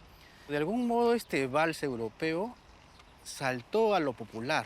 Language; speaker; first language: Spanish; native; Spanish